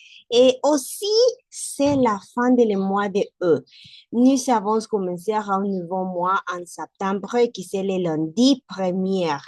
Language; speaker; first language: French; non-native, learner; Spanish